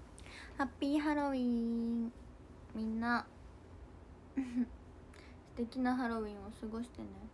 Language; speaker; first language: Japanese; native; Japanese